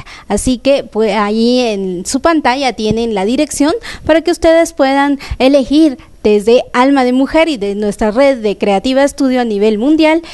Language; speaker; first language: Spanish; native; Spanish